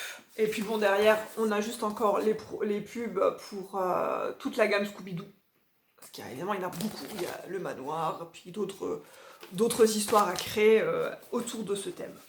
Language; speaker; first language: French; native; French